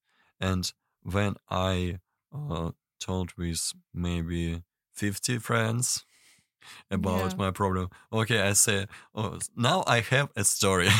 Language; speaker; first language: English; non-native, learner; Russian